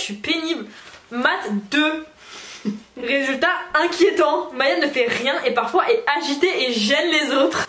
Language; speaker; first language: French; native; French